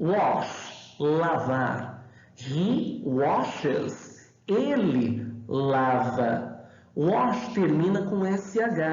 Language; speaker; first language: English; non-native, fluent; Portuguese